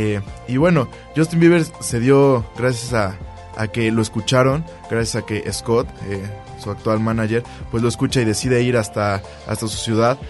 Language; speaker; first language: Spanish; native; Spanish